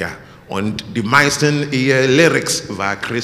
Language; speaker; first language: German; non-native, learner; English